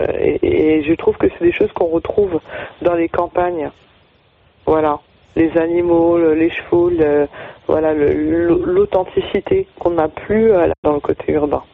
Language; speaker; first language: French; native; French